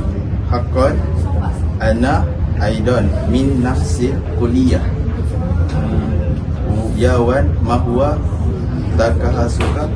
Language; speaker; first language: Arabic; non-native, learner; Malay